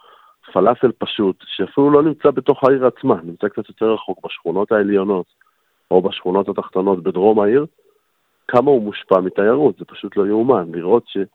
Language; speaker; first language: Hebrew; native; Hebrew